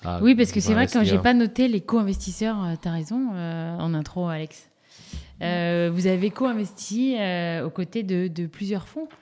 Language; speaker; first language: French; native; French